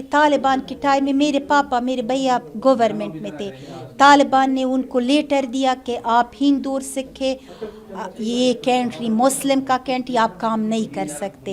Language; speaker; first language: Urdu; non-native, fluent; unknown